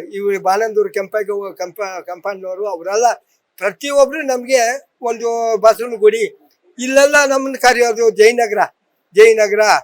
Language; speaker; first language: Kannada; native; Kannada